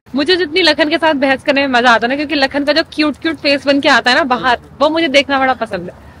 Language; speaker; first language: Hindi; native; Hindi